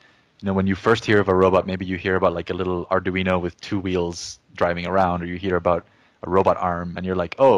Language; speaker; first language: English; early bilingual, other home language; Spanish